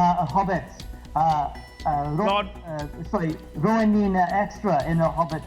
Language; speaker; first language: Welsh; non-native, learner; English